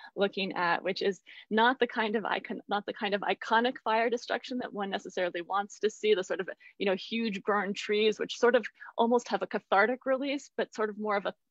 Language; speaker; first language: English; native; English